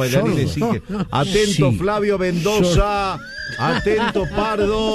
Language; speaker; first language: Spanish; native; Spanish